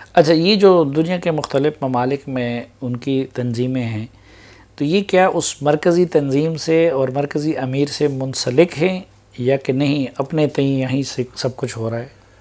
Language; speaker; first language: Urdu; non-native, local second language; Pashto